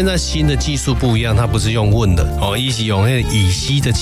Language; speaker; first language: Chinese; native; Chinese